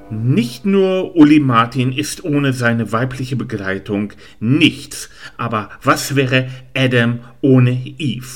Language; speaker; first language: German; native; German